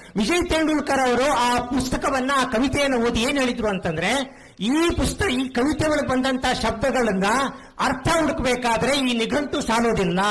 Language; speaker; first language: Kannada; non-native, local second language; Konkani